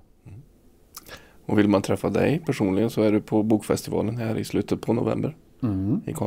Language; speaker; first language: Swedish; native; Swedish